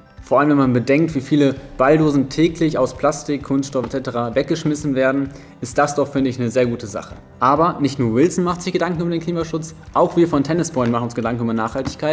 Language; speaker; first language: German; native; German